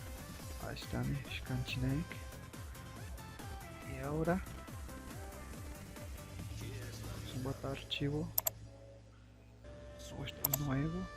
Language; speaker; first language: Spanish; non-native, local second language; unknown